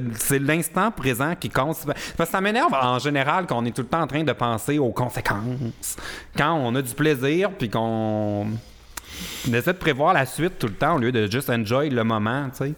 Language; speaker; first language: French; native; French